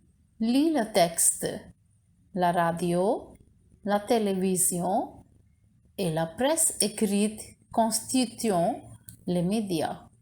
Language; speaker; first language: French; non-native, learner; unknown